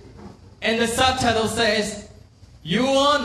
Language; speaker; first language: English; non-native, fluent; Korean